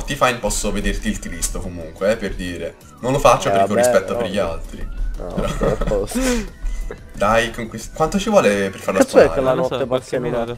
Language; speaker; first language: Italian; native; Italian